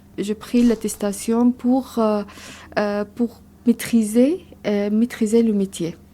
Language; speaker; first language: French; non-native, learner; Arabic